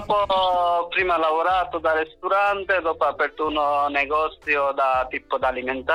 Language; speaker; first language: Italian; non-native, learner; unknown